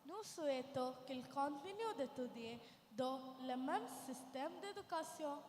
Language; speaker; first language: French; non-native, learner; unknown